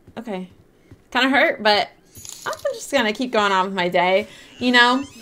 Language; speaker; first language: English; native; English